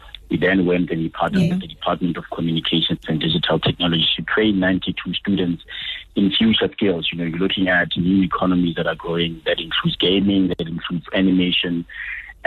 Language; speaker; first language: English; non-native, local second language; Tswana